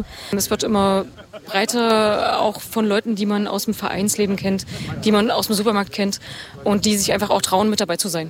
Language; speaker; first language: German; native; German